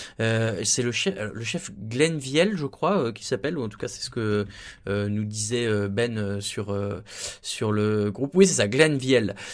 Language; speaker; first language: French; native; French